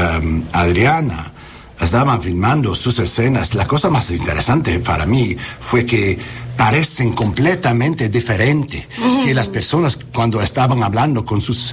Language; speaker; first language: Spanish; early bilingual, heritage; English